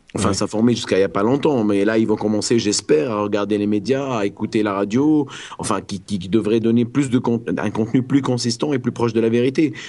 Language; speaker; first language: French; non-native, local second language; Arabic